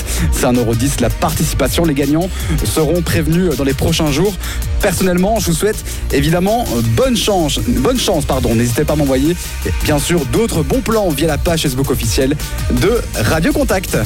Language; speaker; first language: French; native; French